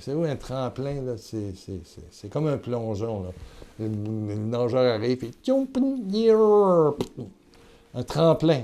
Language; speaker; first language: French; native; French